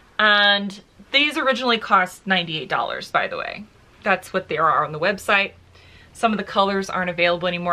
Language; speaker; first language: English; native; English